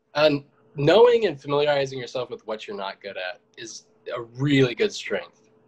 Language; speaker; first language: English; native; English